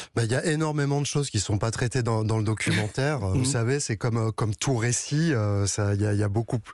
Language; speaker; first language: French; native; French